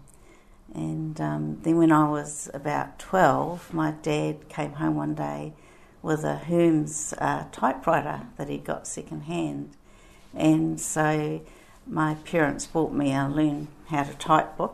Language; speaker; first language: English; native; English